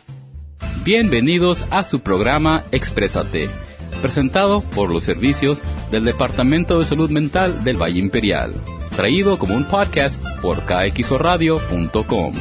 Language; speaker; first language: Spanish; native; Spanish